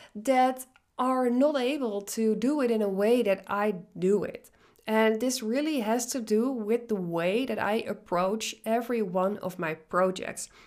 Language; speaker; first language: English; non-native, fluent; Dutch